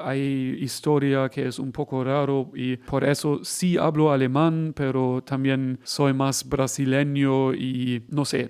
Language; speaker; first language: Spanish; non-native, fluent; German